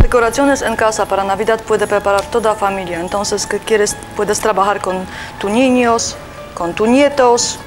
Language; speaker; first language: Spanish; non-native, learner; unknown